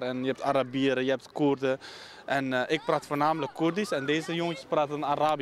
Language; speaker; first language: Dutch; early bilingual, other home language; Kurdish